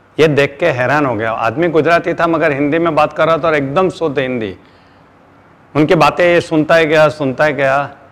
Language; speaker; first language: Hindi; non-native, local second language; Gujarati